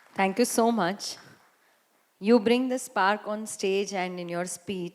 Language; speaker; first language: English; non-native, local second language; Gujarati